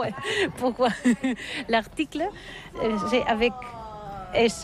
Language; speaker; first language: French; non-native, learner; Catalan